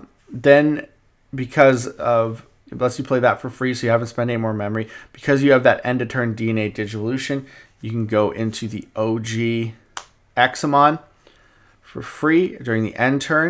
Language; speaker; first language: English; native; English